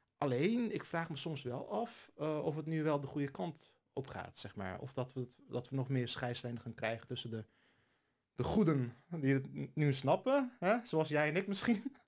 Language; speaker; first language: Dutch; early bilingual, other home language; Turkish